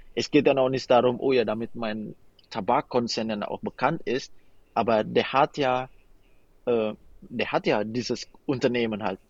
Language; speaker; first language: German; non-native, fluent; Indonesian